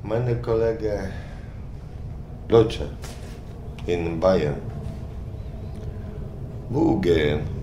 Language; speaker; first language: German; non-native, learner; Polish